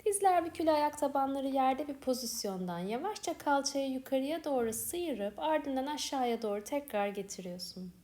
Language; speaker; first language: Turkish; native; Turkish